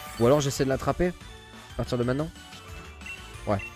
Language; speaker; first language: French; native; French